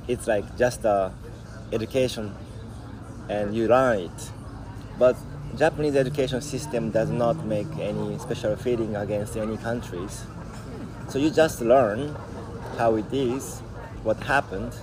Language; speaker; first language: English; non-native, learner; Japanese